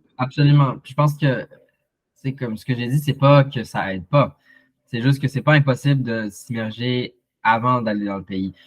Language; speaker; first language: French; native; French